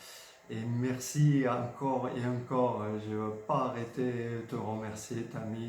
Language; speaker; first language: French; non-native, fluent; Georgian